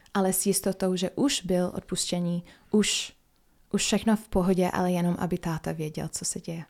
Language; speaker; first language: Czech; non-native, fluent; English